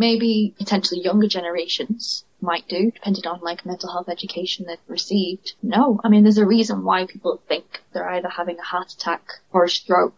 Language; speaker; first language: English; native; English